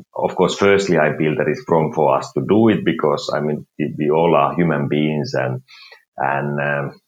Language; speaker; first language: English; non-native, fluent; Finnish